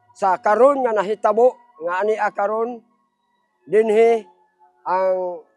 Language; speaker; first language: Cebuano; non-native, local second language; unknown